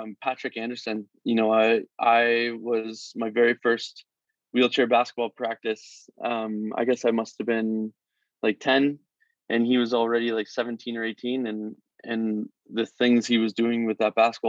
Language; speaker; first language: English; native; English